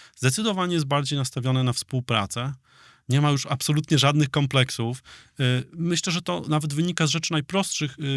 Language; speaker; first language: Polish; native; Polish